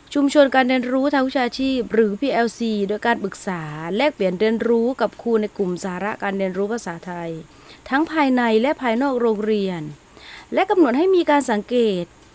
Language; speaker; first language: Thai; non-native, local second language; Malay